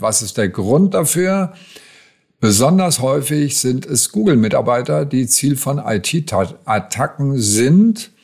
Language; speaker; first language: German; native; German